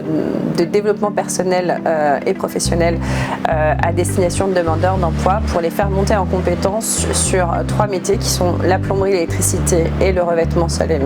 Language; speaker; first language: French; native; French